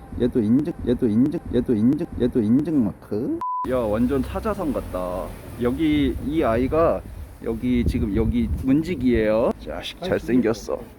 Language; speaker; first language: Korean; native; Korean